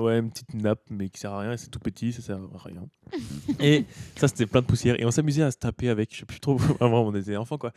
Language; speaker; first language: French; native; French